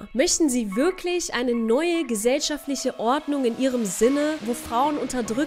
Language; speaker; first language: German; native; German